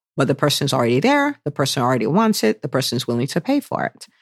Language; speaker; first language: English; non-native, local second language; Yoruba